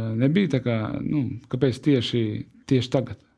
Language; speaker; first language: Latvian; native; Latvian